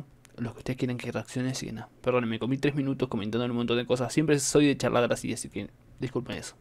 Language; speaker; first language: Spanish; native; Spanish